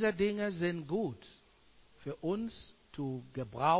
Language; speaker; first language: German; non-native, learner; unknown